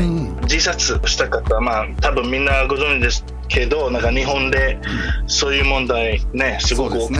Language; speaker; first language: Japanese; non-native, fluent; English